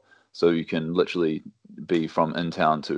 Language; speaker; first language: English; native; English